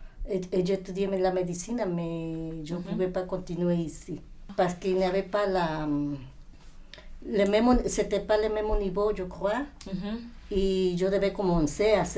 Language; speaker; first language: French; non-native, fluent; Spanish